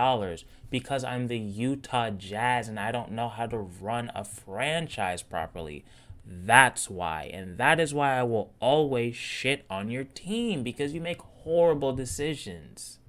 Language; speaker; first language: English; native; English